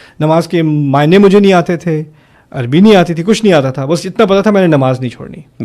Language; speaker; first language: Urdu; early bilingual, heritage; German